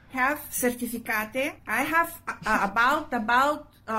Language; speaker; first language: English; non-native, learner; Bulgarian